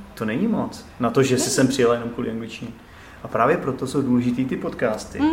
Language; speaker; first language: Czech; native; Czech